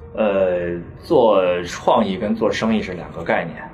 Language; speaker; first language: Chinese; native; Chinese